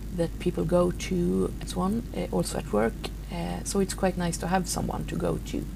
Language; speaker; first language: English; non-native, fluent; Swedish